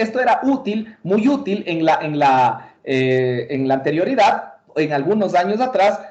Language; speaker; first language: Spanish; native; Spanish